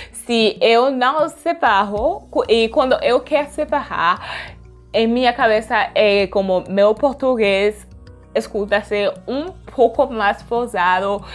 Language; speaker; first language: Portuguese; non-native, learner; French